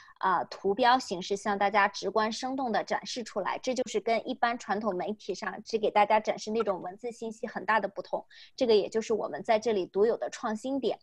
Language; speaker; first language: Chinese; native; Chinese